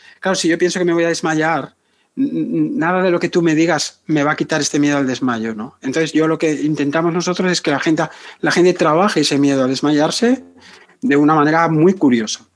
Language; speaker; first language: Spanish; native; Spanish